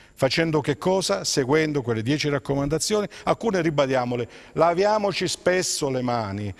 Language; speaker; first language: Italian; native; Italian